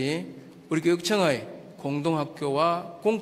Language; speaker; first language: Korean; native; Korean